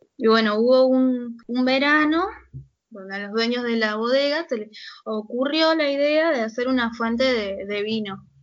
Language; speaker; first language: Spanish; native; Spanish